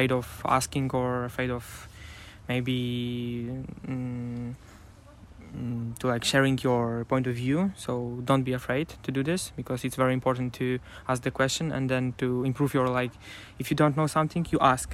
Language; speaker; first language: English; non-native, learner; Ukrainian